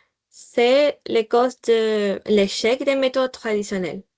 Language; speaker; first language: French; non-native, learner; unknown